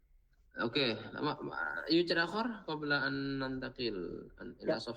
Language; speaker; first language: Arabic; non-native, fluent; Indonesian